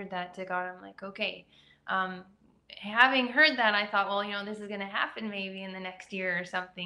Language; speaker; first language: English; native; English